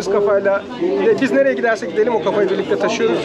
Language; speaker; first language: Turkish; native; Turkish